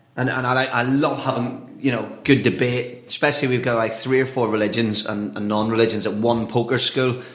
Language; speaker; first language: English; native; English